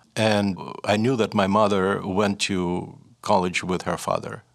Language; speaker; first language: English; non-native, fluent; Russian